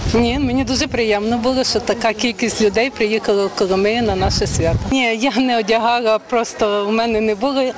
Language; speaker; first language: Ukrainian; native; Ukrainian